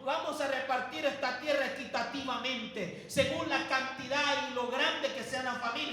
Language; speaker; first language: Spanish; native; Spanish